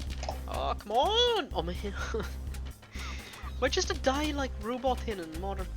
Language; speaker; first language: Welsh; non-native, local second language; English